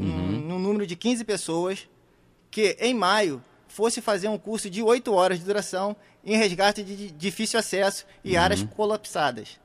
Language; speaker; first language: Portuguese; native; Portuguese